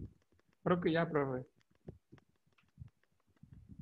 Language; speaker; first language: Spanish; native; Spanish